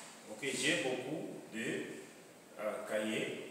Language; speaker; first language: French; non-native, fluent; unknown